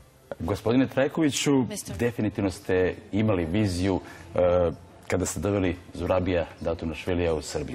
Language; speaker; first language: Serbian; native; Serbian